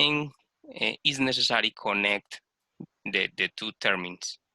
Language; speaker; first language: English; non-native, learner; Spanish